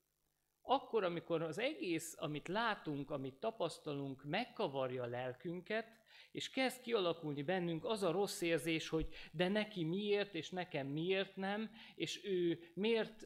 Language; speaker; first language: Hungarian; native; Hungarian